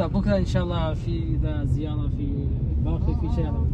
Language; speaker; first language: Arabic; non-native, learner; Bangla